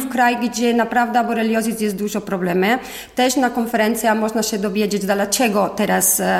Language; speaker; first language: Polish; non-native, fluent; Spanish